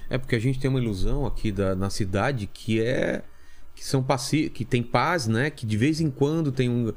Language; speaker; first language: Portuguese; native; Portuguese